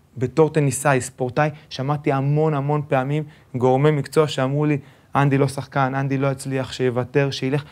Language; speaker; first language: Hebrew; early bilingual, other home language; Spanish